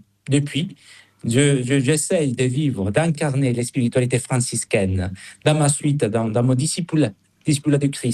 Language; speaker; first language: French; non-native, fluent; Spanish